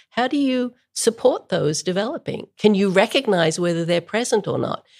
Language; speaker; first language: English; native; English